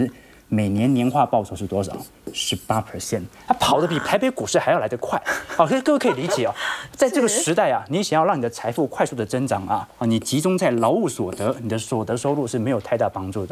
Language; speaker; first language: Chinese; native; Chinese